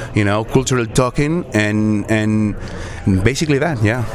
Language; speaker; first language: English; non-native, learner; Spanish